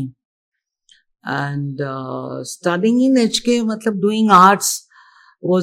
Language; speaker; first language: English; non-native, local second language; Gujarati